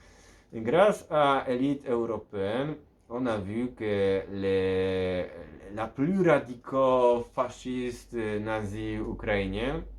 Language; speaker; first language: French; non-native, fluent; Polish